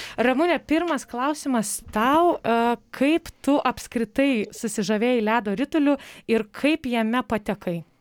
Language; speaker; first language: Lithuanian; native; Lithuanian